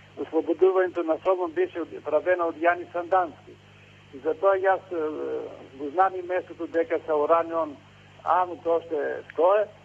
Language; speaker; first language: Macedonian; native; Macedonian